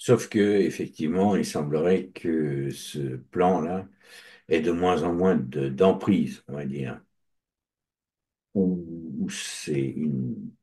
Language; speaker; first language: French; native; French